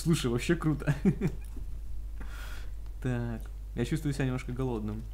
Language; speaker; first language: Russian; native; Russian